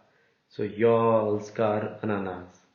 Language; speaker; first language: Swedish; non-native, learner; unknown